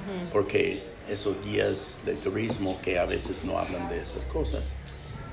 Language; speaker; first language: Spanish; non-native, fluent; English